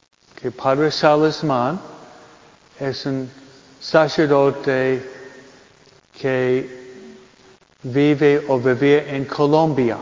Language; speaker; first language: Spanish; non-native, fluent; English